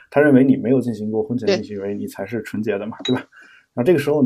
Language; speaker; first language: Chinese; native; Chinese